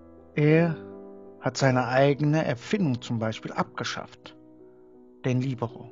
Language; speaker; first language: German; early bilingual, other home language; Turkish